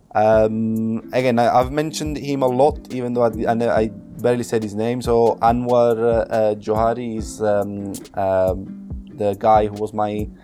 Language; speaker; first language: English; non-native, fluent; Italian